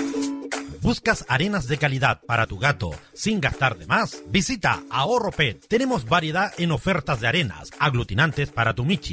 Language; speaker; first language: Spanish; native; Spanish